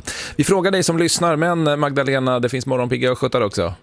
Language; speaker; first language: Swedish; native; Swedish